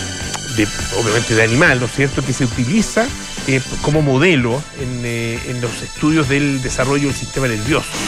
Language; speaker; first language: Spanish; native; Spanish